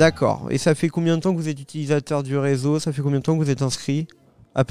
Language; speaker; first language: French; native; French